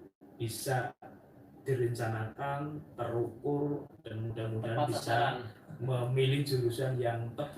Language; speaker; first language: Indonesian; native; Indonesian